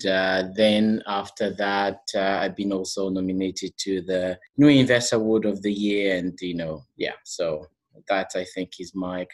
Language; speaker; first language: English; non-native, fluent; Portuguese